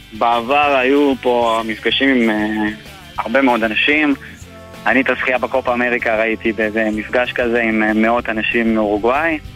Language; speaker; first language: Hebrew; early bilingual, other home language; Spanish